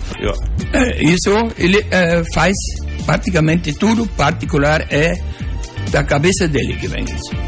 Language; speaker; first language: Portuguese; non-native, local second language; German